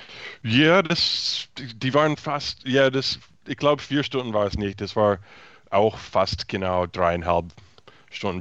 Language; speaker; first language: German; non-native, fluent; English